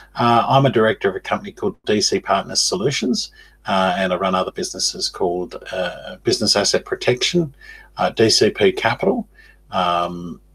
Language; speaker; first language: English; native; English